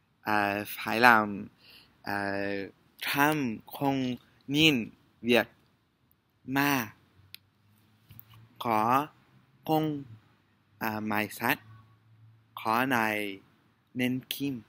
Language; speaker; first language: Vietnamese; non-native, learner; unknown